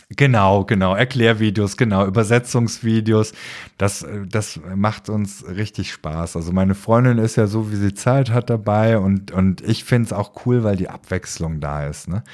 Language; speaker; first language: German; native; German